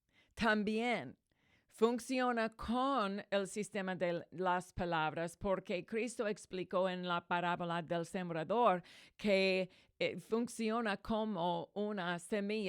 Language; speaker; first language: Spanish; non-native, fluent; English